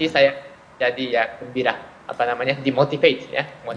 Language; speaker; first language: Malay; non-native, fluent; Japanese